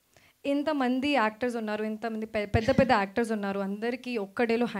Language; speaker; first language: Telugu; early bilingual, heritage; Telugu